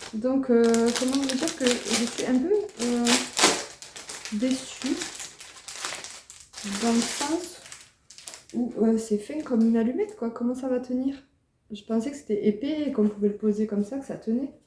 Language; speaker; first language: French; native; French